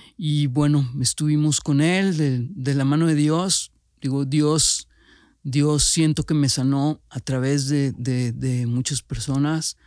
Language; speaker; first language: Spanish; native; Spanish